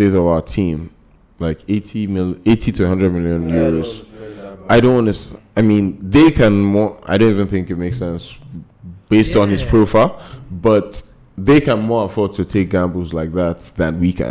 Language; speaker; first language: English; non-native, local second language; Yoruba